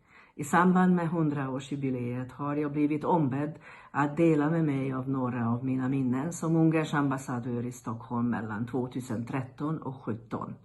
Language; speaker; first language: Swedish; non-native, fluent; Hungarian